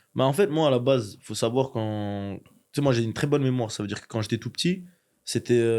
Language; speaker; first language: French; early bilingual, other home language; Chechen